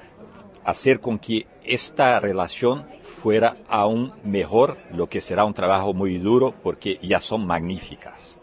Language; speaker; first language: Spanish; non-native, fluent; Portuguese